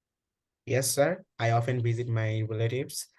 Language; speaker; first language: English; non-native, learner; Bangla